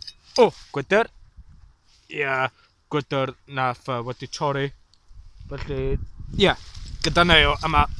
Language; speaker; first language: Welsh; non-native, learner; English